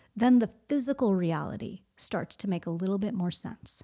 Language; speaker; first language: English; early bilingual, other home language; Hindi